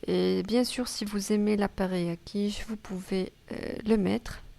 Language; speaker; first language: French; non-native, local second language; Arabic